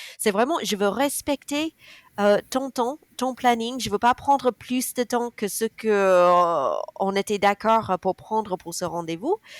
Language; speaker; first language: French; non-native, fluent; English